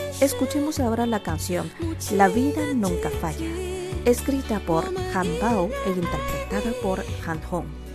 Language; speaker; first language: Spanish; non-native, fluent; Chinese